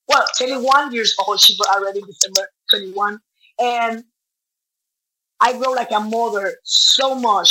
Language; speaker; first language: English; non-native, learner; Spanish